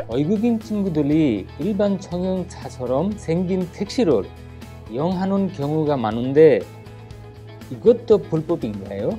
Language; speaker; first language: Korean; non-native, fluent; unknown